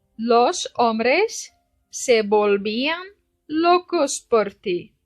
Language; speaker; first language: Spanish; non-native, fluent; Turkish